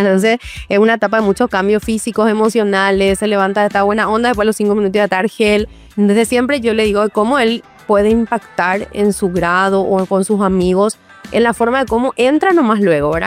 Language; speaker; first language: Spanish; native; Spanish